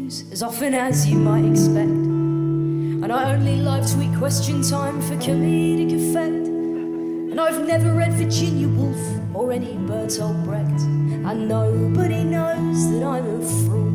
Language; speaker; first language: English; native; English